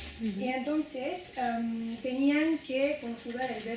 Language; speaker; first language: Spanish; non-native, fluent; French